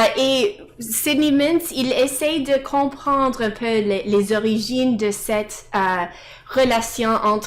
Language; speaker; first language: French; non-native, fluent; English